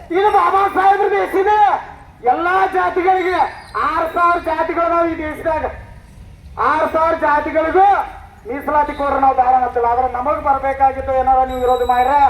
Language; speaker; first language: Kannada; native; Kannada